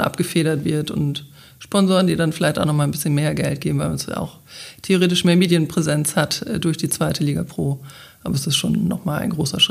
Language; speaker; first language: German; native; German